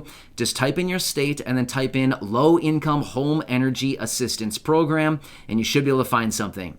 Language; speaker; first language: English; native; English